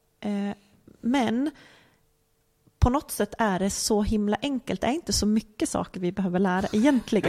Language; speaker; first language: Swedish; native; Swedish